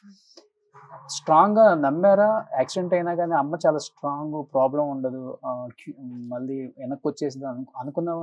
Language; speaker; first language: Telugu; native; Telugu